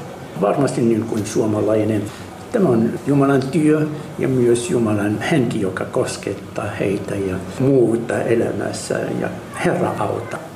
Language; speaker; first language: Finnish; non-native, learner; Arabic